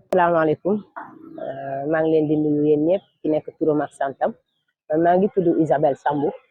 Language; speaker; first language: Wolof; non-native, local second language; Jola-Fonyi